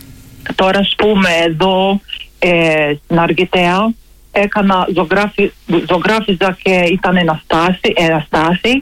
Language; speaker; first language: Greek; non-native, learner; Maltese